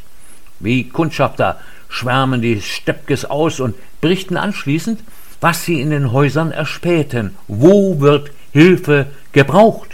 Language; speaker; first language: German; native; German